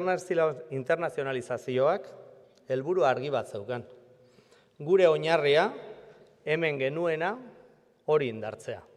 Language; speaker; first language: Basque; native; Basque